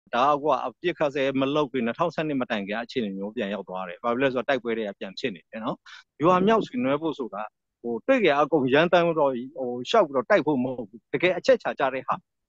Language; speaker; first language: Burmese; non-native, local second language; S'gaw Karen